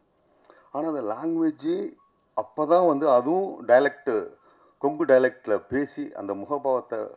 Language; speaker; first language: Tamil; native; Tamil